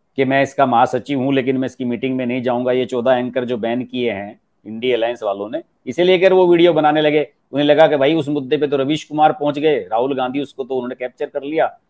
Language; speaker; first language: Hindi; native; Hindi